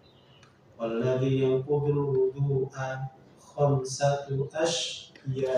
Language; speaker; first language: Arabic; non-native, fluent; Indonesian